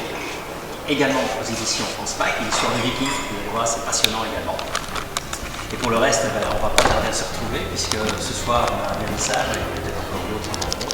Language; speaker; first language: French; native; French